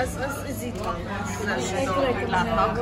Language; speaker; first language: Hungarian; early bilingual, heritage; English